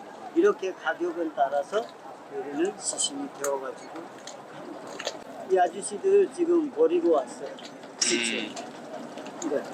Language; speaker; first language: Korean; non-native, fluent; Hindi